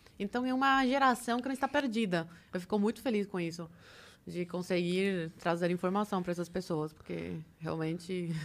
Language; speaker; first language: Portuguese; early bilingual, other home language; Spanish